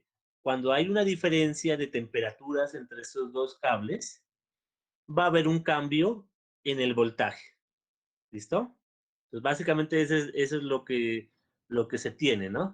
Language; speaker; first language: Spanish; native; Spanish